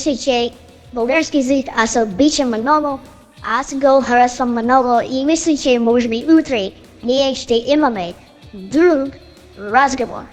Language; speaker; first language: Bulgarian; non-native, learner; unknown